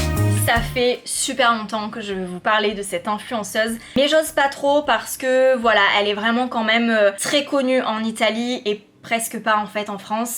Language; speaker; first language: French; native; French